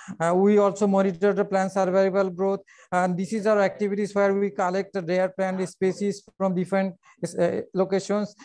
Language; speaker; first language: English; non-native, local second language; Bangla